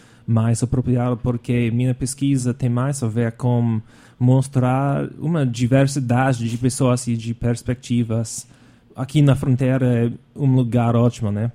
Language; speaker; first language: Portuguese; non-native, fluent; English